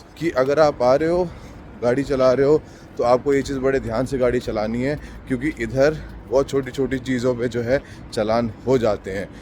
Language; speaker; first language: Hindi; native; Hindi